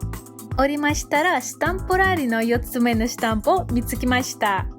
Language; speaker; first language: Japanese; non-native, learner; Russian